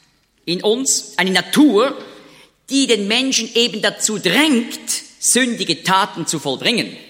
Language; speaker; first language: German; native; German